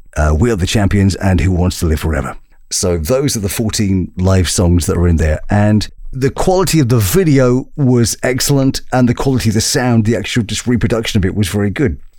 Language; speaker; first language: English; native; English